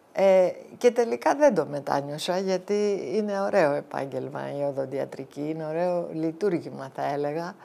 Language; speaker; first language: Greek; early bilingual, heritage; Greek